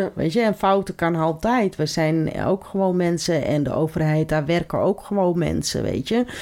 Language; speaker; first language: Dutch; early bilingual, other home language; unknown